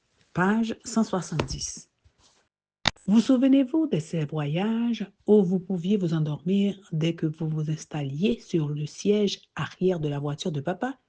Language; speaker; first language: French; non-native, local second language; Haitian Creole